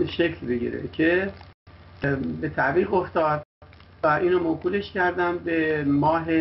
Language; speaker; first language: Persian; non-native, local second language; Kurdish